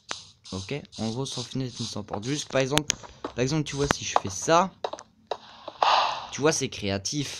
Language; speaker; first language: French; native; French